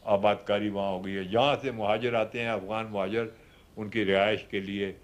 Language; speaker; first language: Urdu; native; Urdu